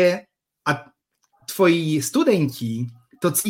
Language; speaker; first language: Czech; non-native, fluent; Polish